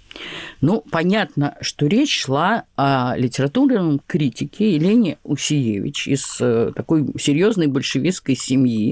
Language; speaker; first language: Russian; native; Russian